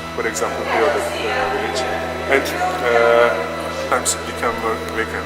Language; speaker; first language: English; non-native, learner; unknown